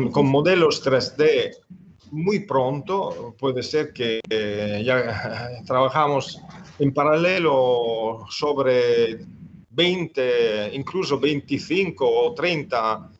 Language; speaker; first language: Spanish; non-native, fluent; Italian